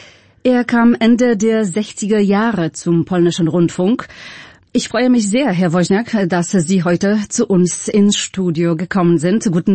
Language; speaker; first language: German; non-native, fluent; Polish